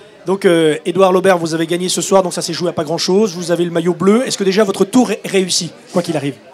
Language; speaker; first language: French; native; French